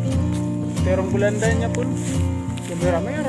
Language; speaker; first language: Indonesian; non-native, local second language; Batak Toba